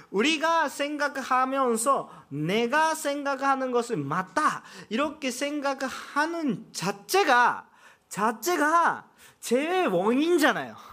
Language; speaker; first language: Korean; non-native, fluent; Japanese